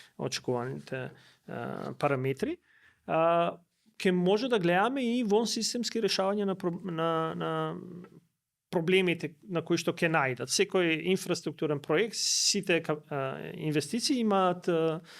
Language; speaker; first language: Macedonian; non-native, local second language; Albanian